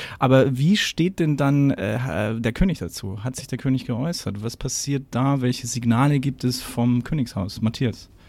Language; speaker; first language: German; native; German